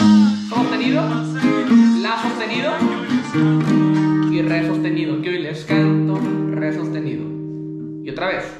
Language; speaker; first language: Spanish; native; Spanish